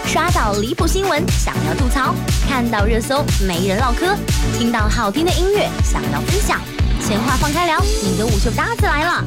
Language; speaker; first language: Chinese; native; Chinese